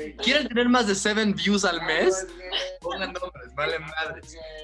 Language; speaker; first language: Spanish; early bilingual, heritage; Spanish